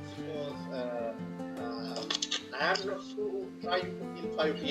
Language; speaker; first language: English; non-native, learner; Sinhala